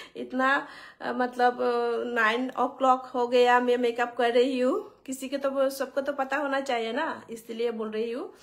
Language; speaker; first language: Hindi; non-native, local second language; Bangla